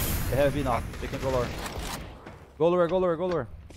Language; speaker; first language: English; non-native, fluent; Portuguese